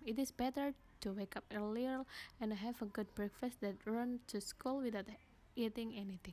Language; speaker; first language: English; non-native, learner; Indonesian